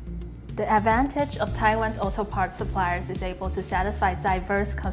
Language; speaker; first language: English; non-native, fluent; Chinese